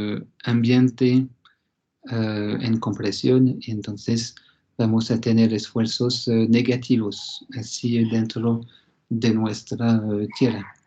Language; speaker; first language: Spanish; non-native, fluent; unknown